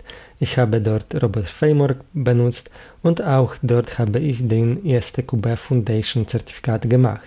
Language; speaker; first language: German; non-native, fluent; Polish